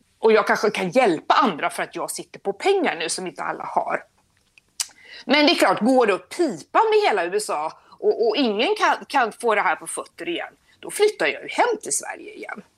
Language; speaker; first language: Swedish; native; Swedish